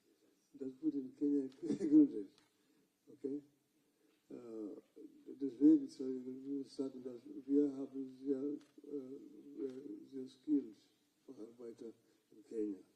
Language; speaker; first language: German; non-native, fluent; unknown